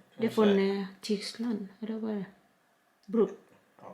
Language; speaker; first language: Swedish; non-native, learner; Thai